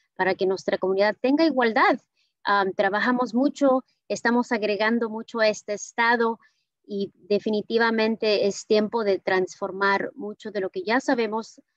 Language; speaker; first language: Spanish; early bilingual, heritage; Spanish